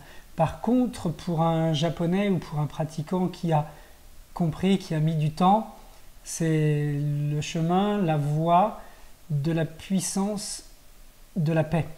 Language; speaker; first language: French; native; French